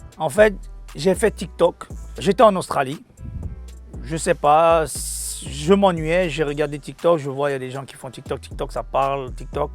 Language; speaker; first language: French; non-native, local second language; Korean